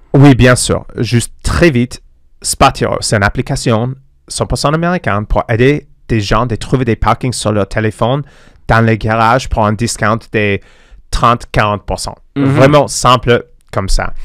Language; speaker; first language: French; non-native, fluent; English